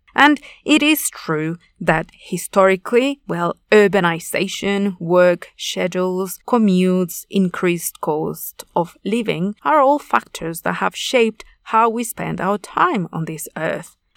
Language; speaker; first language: English; non-native, fluent; Spanish